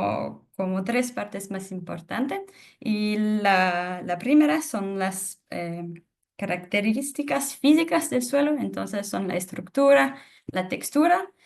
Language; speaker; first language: Spanish; non-native, fluent; French